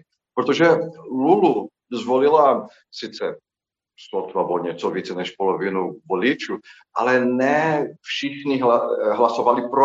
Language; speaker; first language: Czech; non-native, fluent; Portuguese